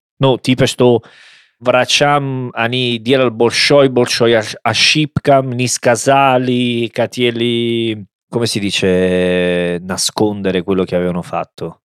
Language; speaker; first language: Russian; non-native, learner; Italian